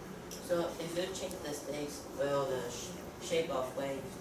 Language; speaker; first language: English; non-native, learner; Chinese